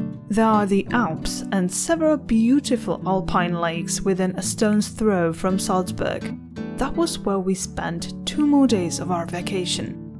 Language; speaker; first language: English; non-native, fluent; Czech